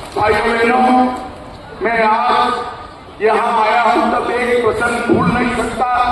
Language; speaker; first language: Hindi; non-native, local second language; Gujarati